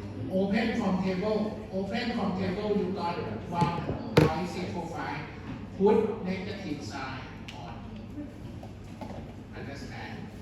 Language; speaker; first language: English; non-native, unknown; Thai